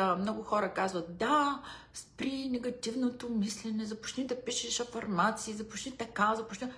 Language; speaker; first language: Bulgarian; early bilingual, heritage; Bulgarian